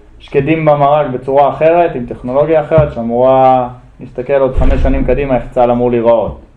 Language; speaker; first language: Hebrew; early bilingual, other home language; English